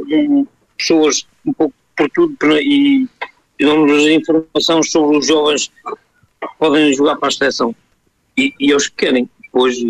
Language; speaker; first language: Portuguese; early bilingual, heritage; Portuguese